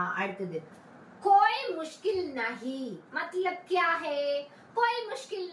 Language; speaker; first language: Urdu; non-native, local second language; Tamil